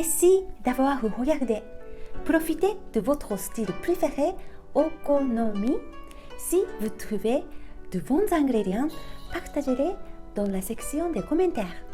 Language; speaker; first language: French; non-native, fluent; Japanese